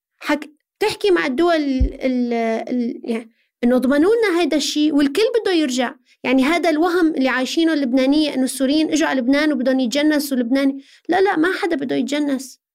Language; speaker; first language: Arabic; native; Arabic